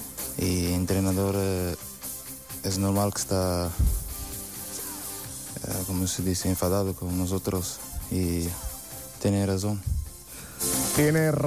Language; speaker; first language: Spanish; non-native, learner; Portuguese